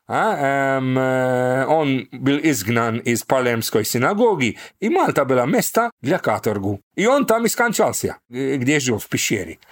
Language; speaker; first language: Russian; non-native, fluent; Maltese